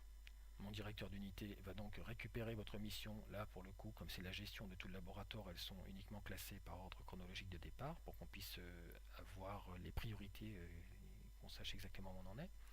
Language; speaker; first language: French; native; French